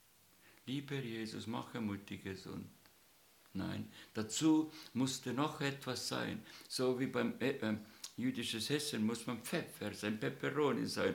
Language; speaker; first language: German; non-native, fluent; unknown